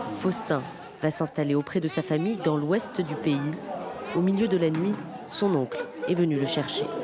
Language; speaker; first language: French; native; French